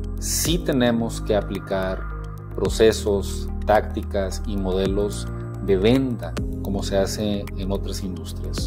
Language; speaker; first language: Spanish; native; Spanish